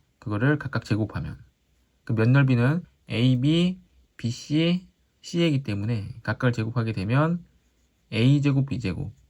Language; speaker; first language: Korean; native; Korean